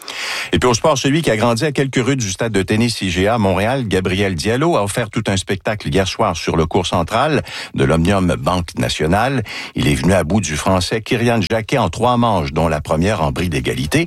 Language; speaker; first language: French; native; French